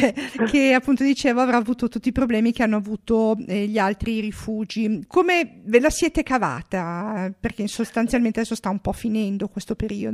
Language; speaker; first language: Italian; native; Italian